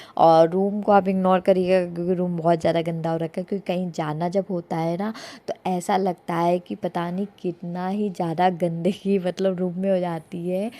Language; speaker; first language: Hindi; native; Hindi